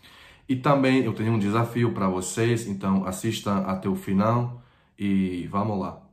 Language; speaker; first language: Portuguese; non-native, fluent; Croatian